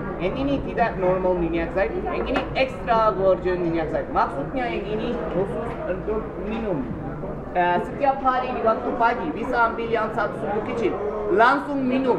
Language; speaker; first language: Indonesian; non-native, learner; Turkish